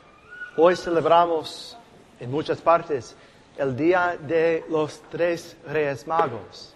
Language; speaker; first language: Spanish; non-native, fluent; English